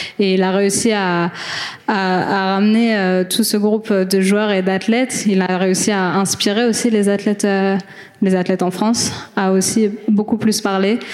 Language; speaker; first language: French; native; French